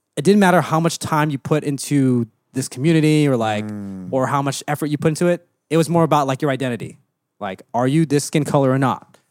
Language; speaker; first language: English; early bilingual, other home language; Filipino